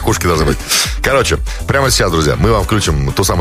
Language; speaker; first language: Russian; native; Russian